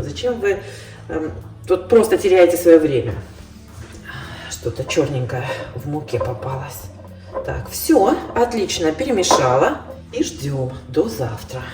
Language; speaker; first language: Russian; native; Russian